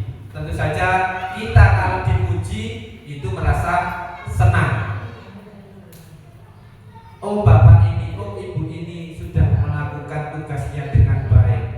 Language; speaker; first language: Indonesian; native; Indonesian